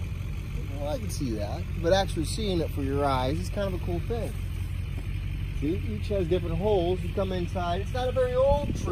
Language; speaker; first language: English; native; English